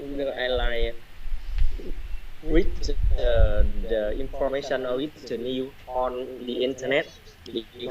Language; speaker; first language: English; non-native, learner; Vietnamese